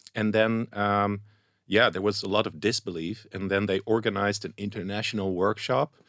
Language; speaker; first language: English; non-native, fluent; Dutch